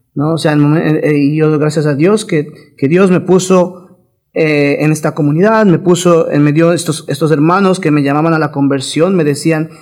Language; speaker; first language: Spanish; native; Spanish